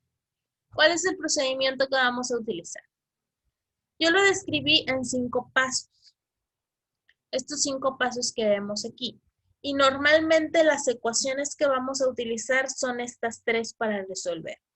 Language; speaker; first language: Spanish; native; Spanish